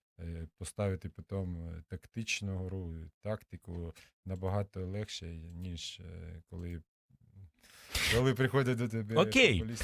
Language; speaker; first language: Ukrainian; non-native, local second language; Russian